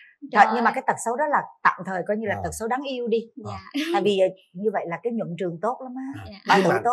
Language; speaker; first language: Vietnamese; native; Vietnamese